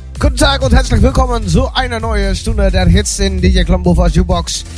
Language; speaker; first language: German; non-native, learner; Dutch